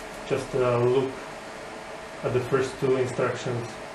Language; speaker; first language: English; non-native, learner; Czech